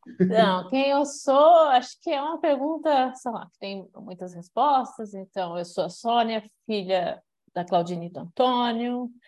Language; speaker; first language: Portuguese; early bilingual, other home language; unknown